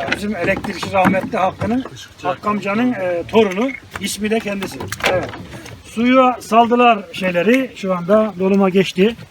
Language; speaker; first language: Turkish; native; Turkish